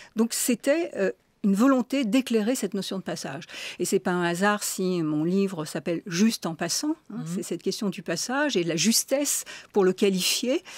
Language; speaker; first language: French; native; French